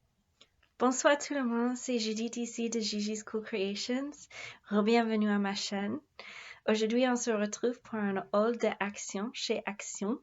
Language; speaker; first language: French; non-native, fluent; English